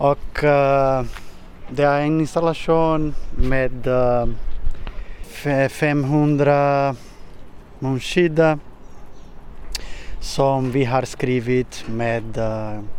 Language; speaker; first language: Swedish; non-native, learner; Portuguese